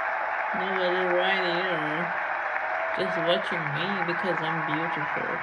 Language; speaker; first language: English; non-native, learner; Persian